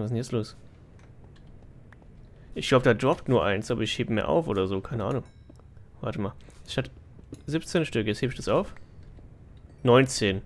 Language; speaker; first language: German; native; German